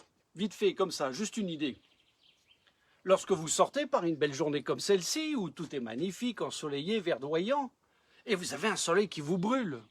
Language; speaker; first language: French; native; French